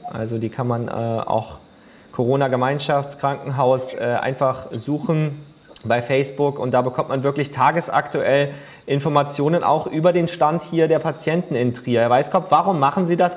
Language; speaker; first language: German; native; German